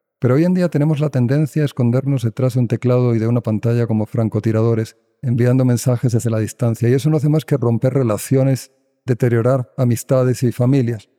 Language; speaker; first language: Spanish; native; Spanish